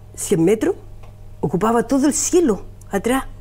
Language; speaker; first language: Spanish; native; Spanish